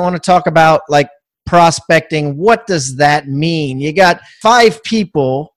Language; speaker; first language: English; native; English